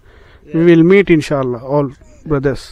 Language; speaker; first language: English; non-native, learner; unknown